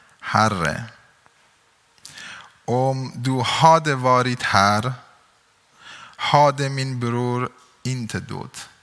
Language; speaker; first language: Swedish; non-native, learner; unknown